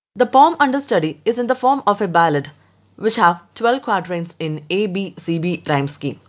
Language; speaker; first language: English; non-native, local second language; Malayalam